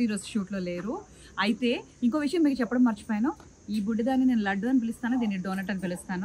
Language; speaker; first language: Telugu; native; Telugu